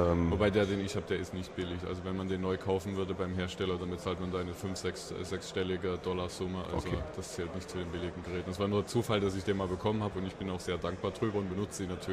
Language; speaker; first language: German; native; German